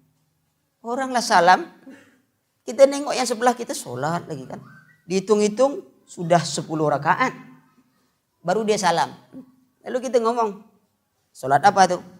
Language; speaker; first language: Malay; native; Malay